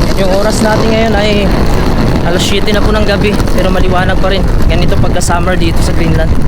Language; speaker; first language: Filipino; non-native, local second language; Cebuano